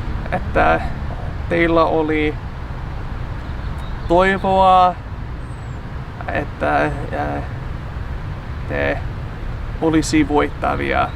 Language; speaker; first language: Finnish; non-native, learner; English